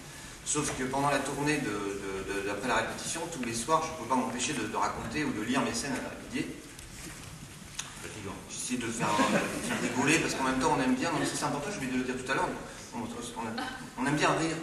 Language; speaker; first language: French; native; French